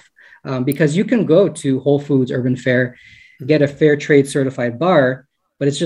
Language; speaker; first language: English; native; English